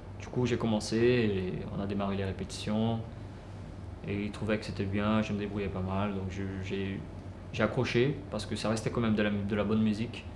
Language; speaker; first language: French; early bilingual, other home language; Portuguese